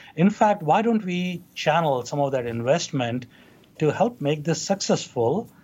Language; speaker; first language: English; non-native, local second language; Hindi